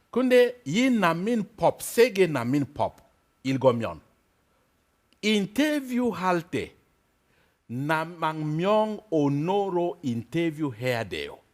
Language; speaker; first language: Korean; non-native, learner; French